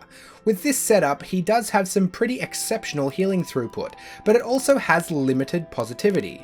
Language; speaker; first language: English; native; English